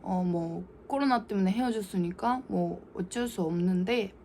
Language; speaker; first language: Korean; non-native, learner; Japanese